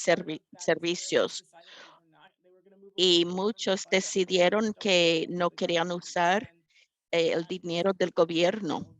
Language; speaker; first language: Spanish; non-native, fluent; English